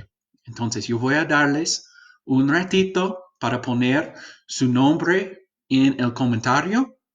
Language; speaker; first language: Spanish; non-native, fluent; English